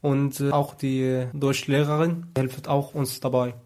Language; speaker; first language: German; non-native, fluent; Arabic